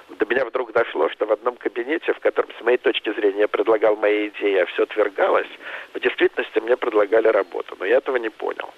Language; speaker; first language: Russian; native; Russian